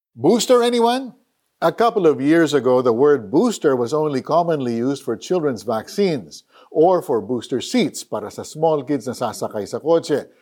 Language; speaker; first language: English; non-native, local second language; Filipino